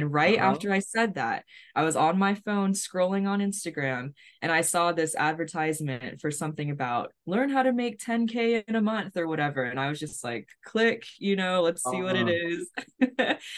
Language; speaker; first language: English; native; English